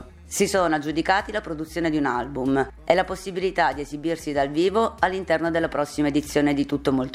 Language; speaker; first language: Italian; native; Italian